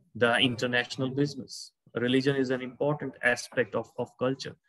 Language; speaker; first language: English; non-native, local second language; Hindi